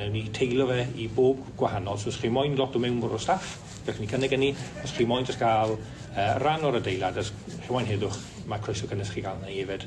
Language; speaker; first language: Welsh; native; Welsh